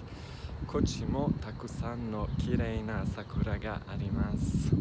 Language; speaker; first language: Japanese; non-native, learner; Italian